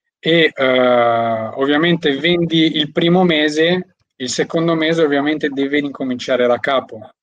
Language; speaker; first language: Italian; early bilingual, other home language; Albanian